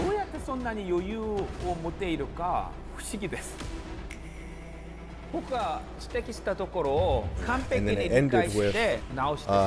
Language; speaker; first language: Japanese; non-native, fluent; Korean